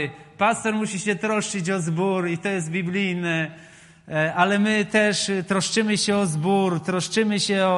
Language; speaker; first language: Polish; native; Polish